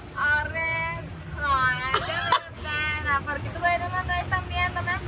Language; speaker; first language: Spanish; non-native, learner; Japanese